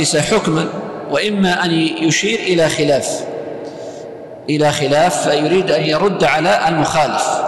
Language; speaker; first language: Arabic; native; Arabic